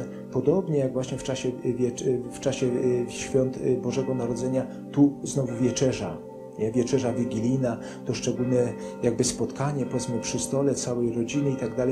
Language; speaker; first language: Polish; native; Polish